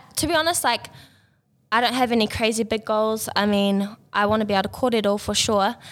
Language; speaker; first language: English; native; English